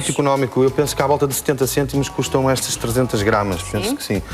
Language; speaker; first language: Portuguese; native; Portuguese